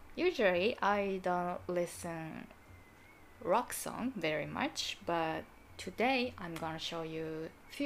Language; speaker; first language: English; non-native, learner; Japanese